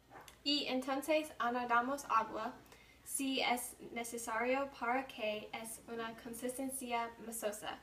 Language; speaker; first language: Spanish; non-native, learner; English